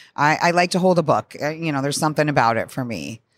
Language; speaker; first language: English; native; English